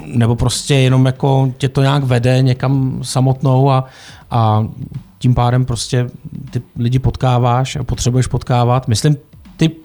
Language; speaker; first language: Czech; native; Czech